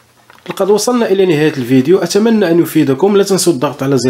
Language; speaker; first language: Arabic; native; Arabic